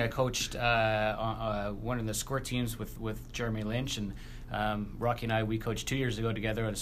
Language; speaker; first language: English; native; English